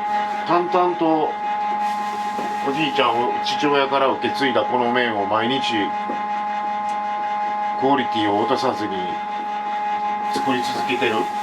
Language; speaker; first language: Japanese; native; Japanese